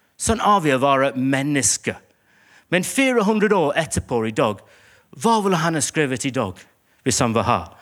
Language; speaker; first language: Norwegian; non-native, fluent; English